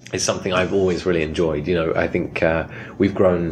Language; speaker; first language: English; native; English